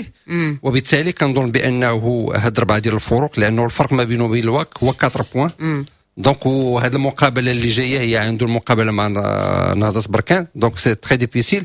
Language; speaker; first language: Arabic; native; Arabic